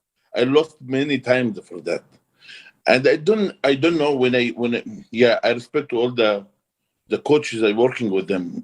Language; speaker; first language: English; non-native, learner; Arabic